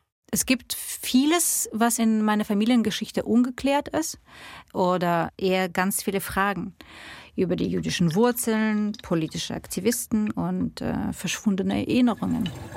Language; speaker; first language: German; non-native, fluent; Russian